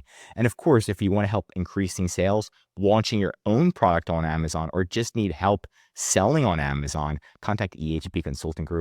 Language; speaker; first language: English; native; English